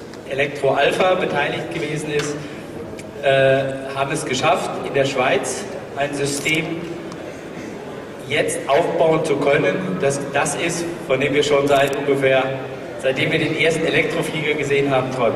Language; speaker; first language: German; native; German